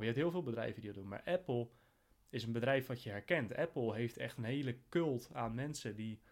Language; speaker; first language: Dutch; native; Dutch